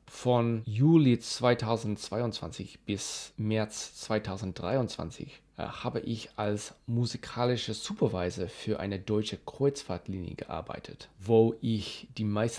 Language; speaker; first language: German; non-native, fluent; English